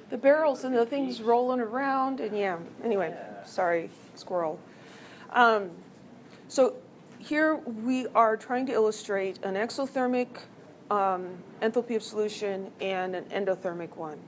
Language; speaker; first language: English; native; English